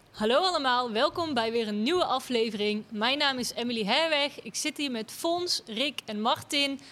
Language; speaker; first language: Dutch; native; Dutch